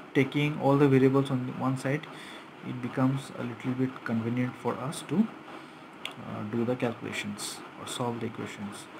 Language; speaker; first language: English; non-native, local second language; Bangla